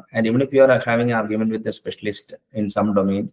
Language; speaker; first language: English; non-native, local second language; Malayalam